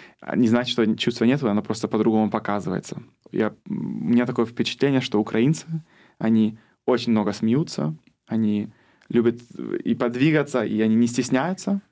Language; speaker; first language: Russian; early bilingual, heritage; Russian